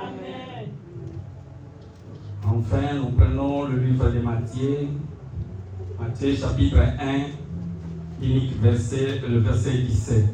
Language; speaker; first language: French; non-native, local second language; Lingala